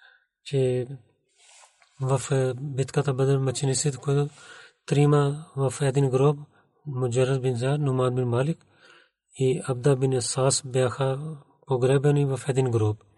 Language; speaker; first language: Bulgarian; non-native, learner; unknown